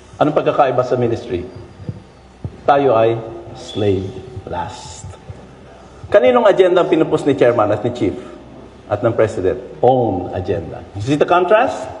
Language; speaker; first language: Filipino; non-native, local second language; Iloko